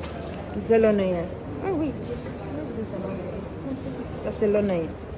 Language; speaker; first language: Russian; non-native, learner; Filipino